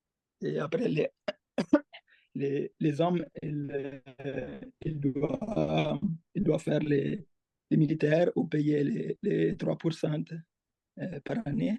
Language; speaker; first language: French; non-native, fluent; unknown